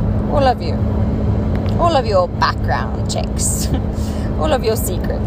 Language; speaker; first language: English; non-native, local second language; Afrikaans